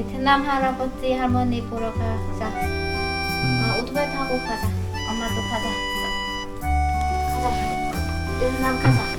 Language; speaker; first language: Korean; non-native, learner; Vietnamese